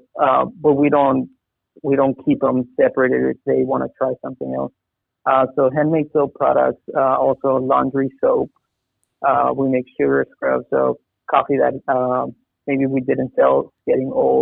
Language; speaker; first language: English; early bilingual, other home language; Spanish